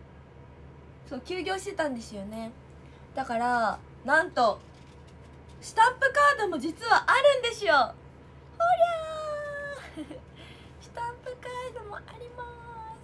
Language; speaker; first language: Japanese; native; Japanese